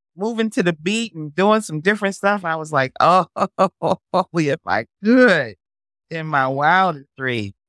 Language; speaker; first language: English; native; English